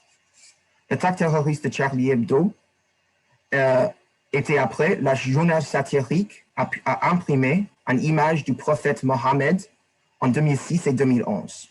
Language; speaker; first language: French; non-native, learner; English